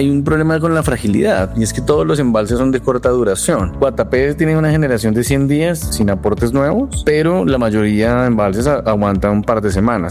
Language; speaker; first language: Spanish; native; Spanish